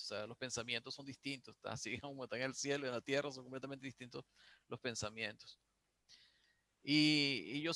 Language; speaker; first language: Spanish; native; Spanish